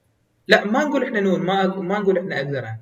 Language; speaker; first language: Arabic; native; Arabic